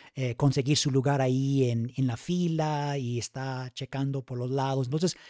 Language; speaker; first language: Spanish; non-native, fluent; English